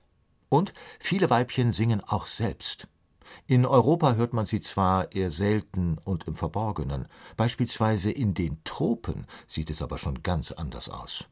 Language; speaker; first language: German; native; German